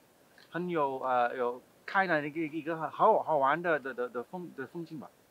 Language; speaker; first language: Chinese; non-native, fluent; English